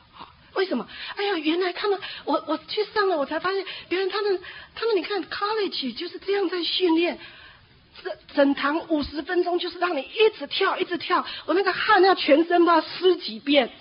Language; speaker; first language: Chinese; native; Chinese